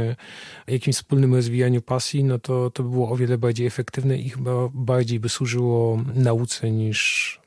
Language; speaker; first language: Polish; native; Polish